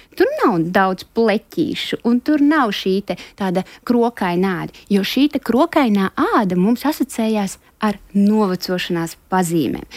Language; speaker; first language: Latvian; non-native, local second language; Russian